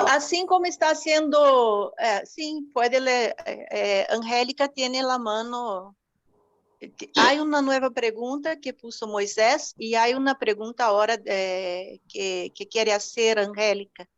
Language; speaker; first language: Spanish; non-native, fluent; Portuguese